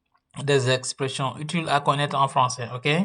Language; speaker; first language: French; non-native, local second language; Wolof